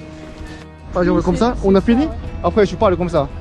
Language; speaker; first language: French; non-native, learner; Korean